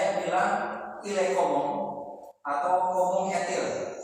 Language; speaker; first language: French; non-native, learner; Indonesian